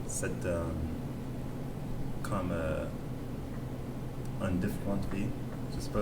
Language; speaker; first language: French; non-native, learner; English